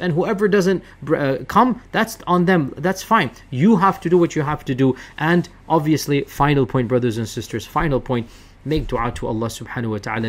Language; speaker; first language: English; early bilingual, other home language; Urdu